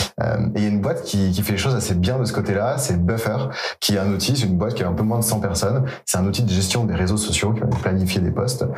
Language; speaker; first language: French; native; French